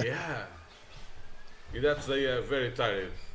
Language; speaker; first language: English; non-native, learner; Portuguese